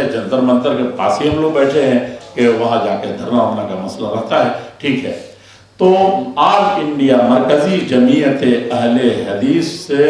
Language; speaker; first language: Urdu; native; Urdu